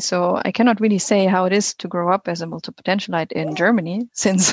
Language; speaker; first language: English; non-native, fluent; German